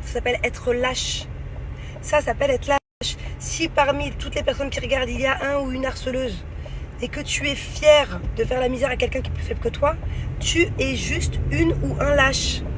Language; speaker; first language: French; native; French